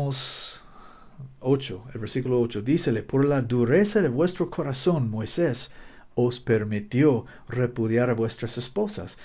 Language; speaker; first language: Spanish; non-native, learner; English